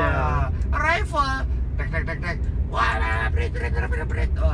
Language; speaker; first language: English; non-native, learner; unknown